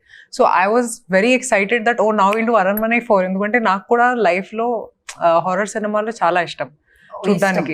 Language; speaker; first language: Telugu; non-native, fluent; Hindi